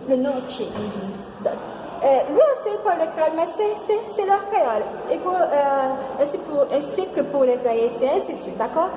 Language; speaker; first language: French; non-native, local second language; Haitian Creole